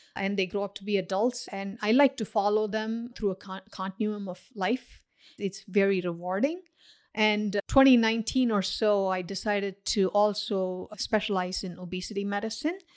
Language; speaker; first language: English; non-native, local second language; Tamil